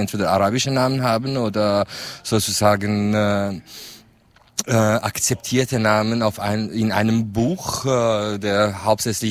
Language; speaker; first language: German; non-native, fluent; Persian